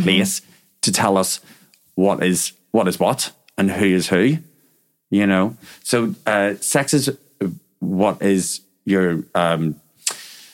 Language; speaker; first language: English; native; English